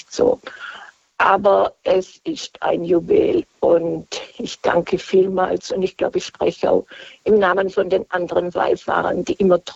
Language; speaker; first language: German; native; German